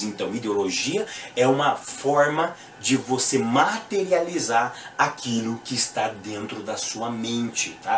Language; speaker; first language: Portuguese; native; Portuguese